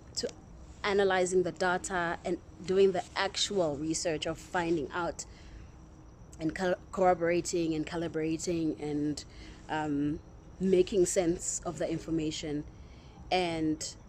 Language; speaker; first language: English; non-native, local second language; Zulu